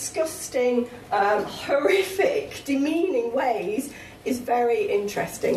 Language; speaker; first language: English; native; English